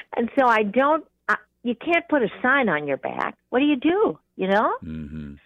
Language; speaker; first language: English; native; English